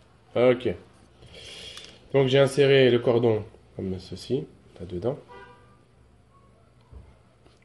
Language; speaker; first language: French; native; French